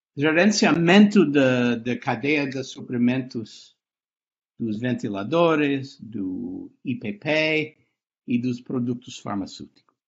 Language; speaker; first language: Portuguese; non-native, fluent; English